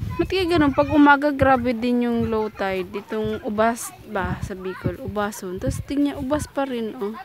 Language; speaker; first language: Filipino; non-native, local second language; Bikol